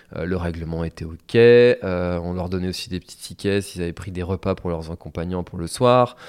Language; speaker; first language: French; native; French